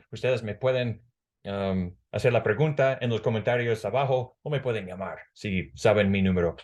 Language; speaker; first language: Spanish; non-native, fluent; English